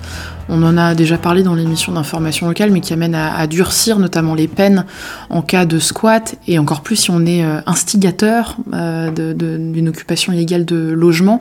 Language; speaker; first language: French; native; French